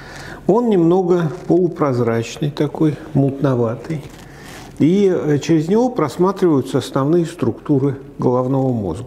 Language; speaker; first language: Russian; native; Russian